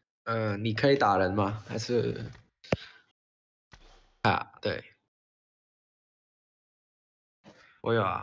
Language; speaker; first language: Chinese; non-native, local second language; Cantonese